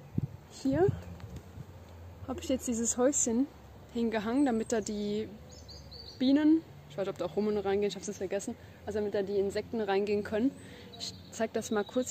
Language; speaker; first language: German; native; German